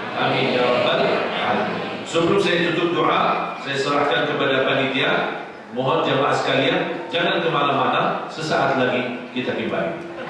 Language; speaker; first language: Indonesian; non-native, fluent; Arabic